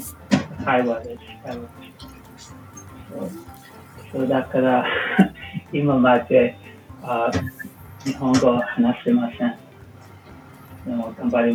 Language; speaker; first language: Japanese; non-native, learner; English